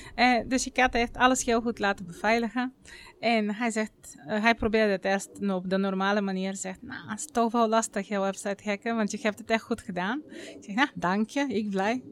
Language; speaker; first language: Dutch; non-native, fluent; Bulgarian